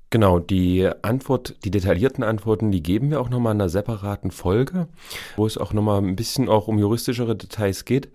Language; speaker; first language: German; native; German